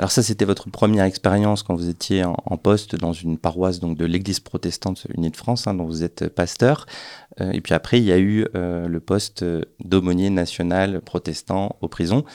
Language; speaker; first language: French; native; French